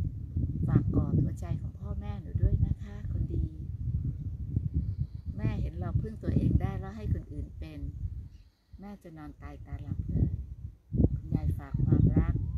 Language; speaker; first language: Thai; native; Thai